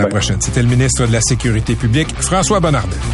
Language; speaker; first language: French; native; French